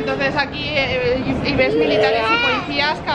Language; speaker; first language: Spanish; native; Spanish